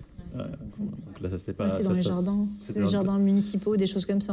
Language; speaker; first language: French; native; French